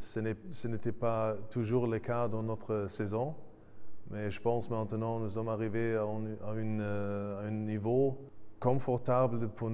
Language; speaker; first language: French; non-native, fluent; German